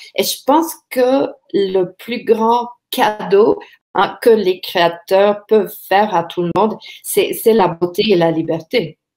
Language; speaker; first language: French; non-native, local second language; English